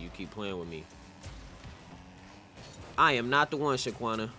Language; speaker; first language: English; native; English